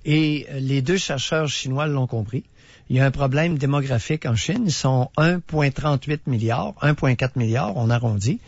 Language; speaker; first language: French; native; French